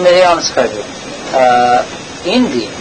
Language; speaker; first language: Russian; non-native, learner; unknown